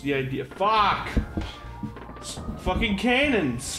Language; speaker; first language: English; native; English